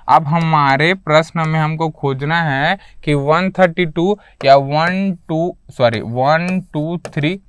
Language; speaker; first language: Hindi; native; Hindi